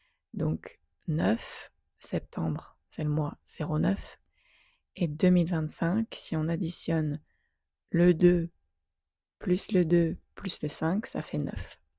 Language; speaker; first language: French; native; French